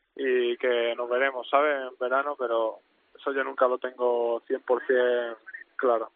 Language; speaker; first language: Spanish; native; Spanish